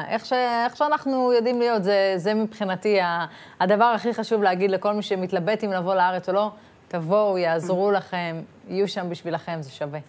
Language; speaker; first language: Hebrew; native; Hebrew